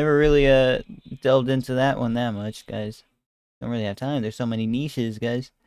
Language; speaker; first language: English; native; English